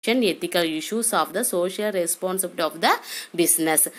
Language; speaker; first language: English; non-native, local second language; Tamil